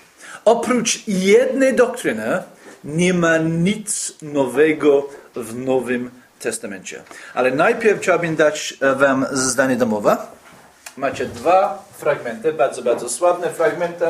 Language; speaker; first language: Polish; non-native, fluent; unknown